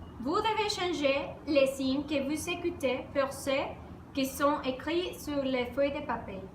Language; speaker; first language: French; non-native, learner; Spanish